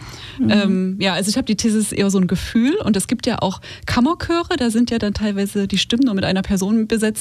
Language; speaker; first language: German; native; German